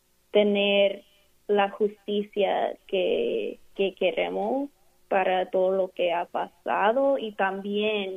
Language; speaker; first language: Spanish; non-native, fluent; English